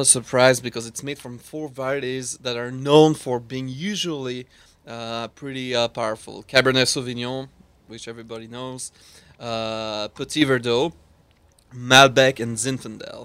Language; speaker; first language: English; non-native, fluent; French